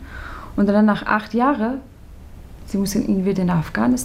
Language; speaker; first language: German; non-native, learner; Persian